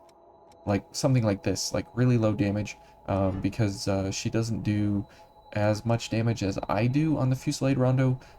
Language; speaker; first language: English; native; English